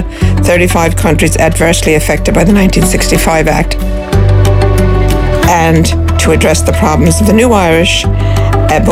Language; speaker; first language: English; native; English